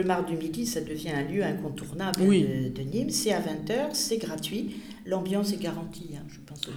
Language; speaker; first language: French; native; French